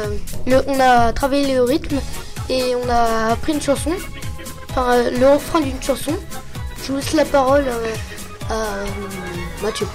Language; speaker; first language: French; native; French